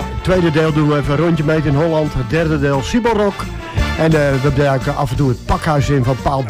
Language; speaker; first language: Dutch; native; Dutch